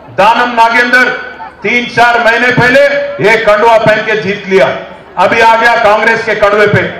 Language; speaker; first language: Hindi; non-native, local second language; Telugu